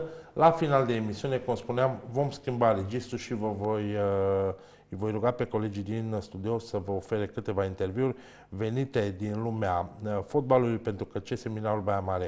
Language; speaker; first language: Romanian; native; Romanian